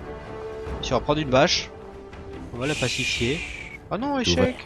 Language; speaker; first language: French; native; French